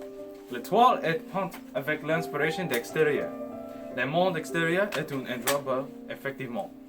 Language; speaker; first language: French; non-native, learner; English